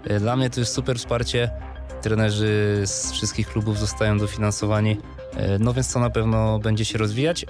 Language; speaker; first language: Polish; native; Polish